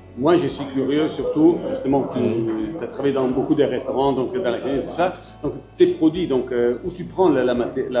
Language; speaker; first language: French; non-native, fluent; Italian